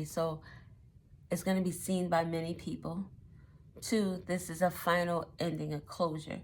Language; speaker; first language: English; native; English